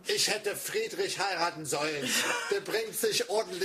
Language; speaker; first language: German; non-native, fluent; English